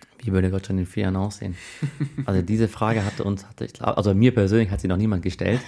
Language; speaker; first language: German; early bilingual, other home language; Arabic